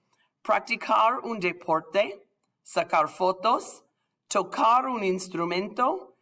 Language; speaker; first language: Spanish; non-native, fluent; English